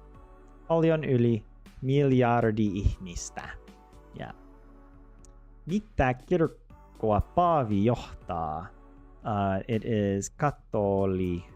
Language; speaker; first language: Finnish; non-native, learner; English